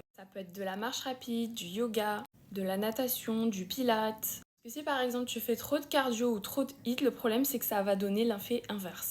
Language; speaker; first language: French; native; French